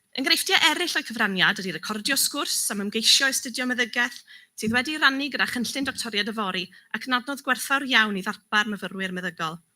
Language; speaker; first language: Welsh; native; Welsh